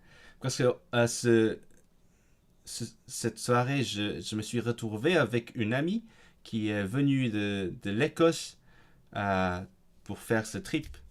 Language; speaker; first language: French; non-native, fluent; Cantonese